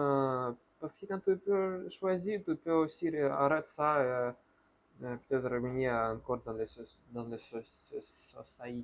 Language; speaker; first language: French; non-native, learner; Russian